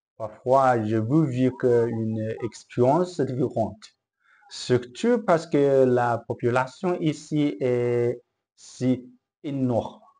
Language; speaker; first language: French; non-native, learner; Chinese